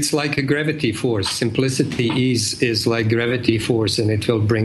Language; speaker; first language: English; non-native, fluent; Bosnian